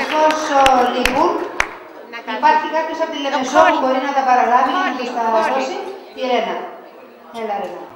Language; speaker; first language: Greek; native; Greek